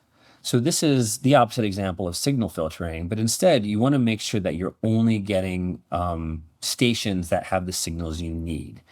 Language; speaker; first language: English; native; English